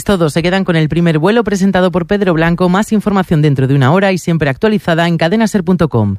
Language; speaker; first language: Spanish; native; Spanish